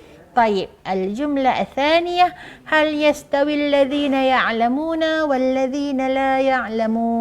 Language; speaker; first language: Arabic; non-native, fluent; Malay